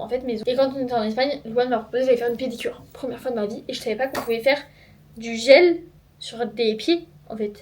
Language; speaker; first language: French; native; French